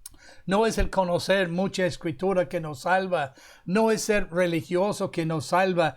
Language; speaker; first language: Spanish; non-native, fluent; English